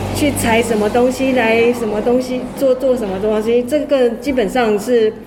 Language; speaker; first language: Chinese; native; Chinese